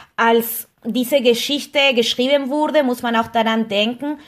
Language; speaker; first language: German; non-native, fluent; Spanish